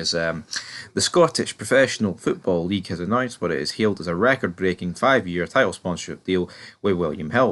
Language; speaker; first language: English; native; English